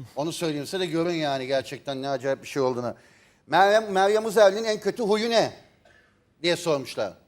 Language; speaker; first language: Turkish; native; Turkish